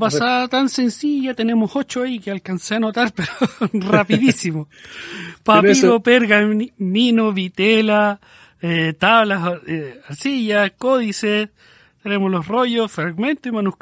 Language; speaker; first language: Spanish; native; Spanish